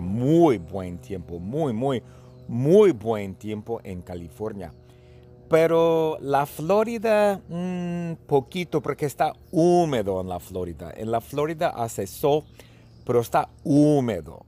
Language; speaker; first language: Spanish; early bilingual, heritage; Spanish